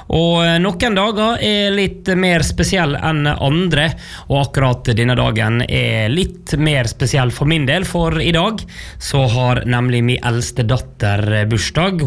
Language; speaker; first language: Norwegian; native; Norwegian